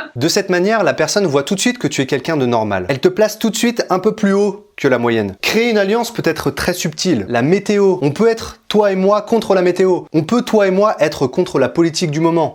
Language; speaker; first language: French; native; French